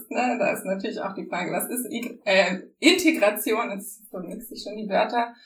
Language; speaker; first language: German; native; German